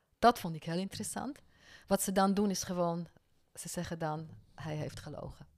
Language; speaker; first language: Dutch; non-native, fluent; French